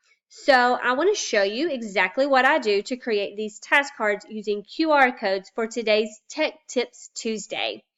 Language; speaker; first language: English; native; English